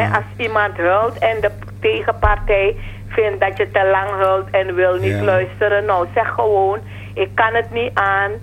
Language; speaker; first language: Dutch; non-native, fluent; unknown